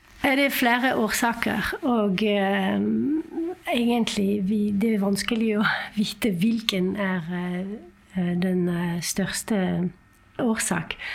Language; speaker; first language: Norwegian; non-native, fluent; French